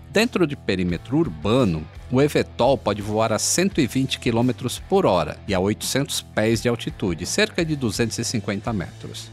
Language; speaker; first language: Portuguese; native; Portuguese